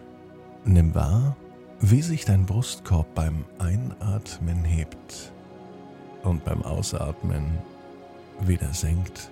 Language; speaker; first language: German; native; German